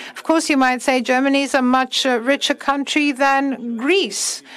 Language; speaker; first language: English; non-native, fluent; German